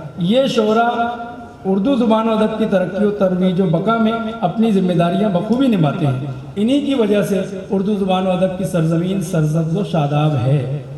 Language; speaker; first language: Urdu; native; Urdu